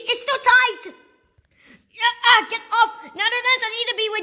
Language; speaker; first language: English; native; English